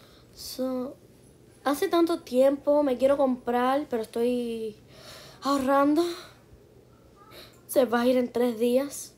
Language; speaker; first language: Spanish; early bilingual, heritage; Spanish